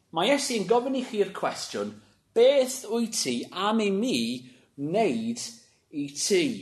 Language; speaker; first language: Welsh; non-native, local second language; English